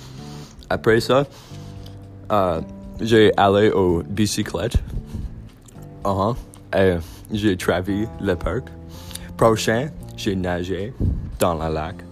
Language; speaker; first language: French; non-native, learner; English